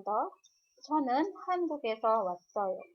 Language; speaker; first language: Korean; non-native, fluent; Indonesian